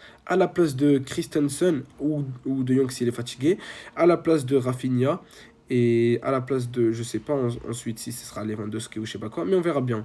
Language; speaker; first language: French; native; French